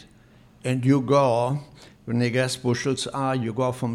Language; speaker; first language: English; non-native, fluent; Polish